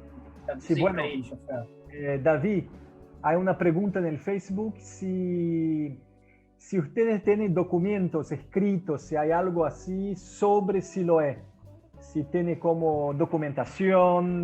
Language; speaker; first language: Spanish; non-native, fluent; Portuguese